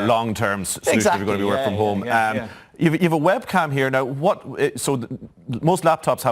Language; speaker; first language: English; native; English